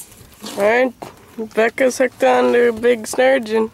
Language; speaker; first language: English; native; English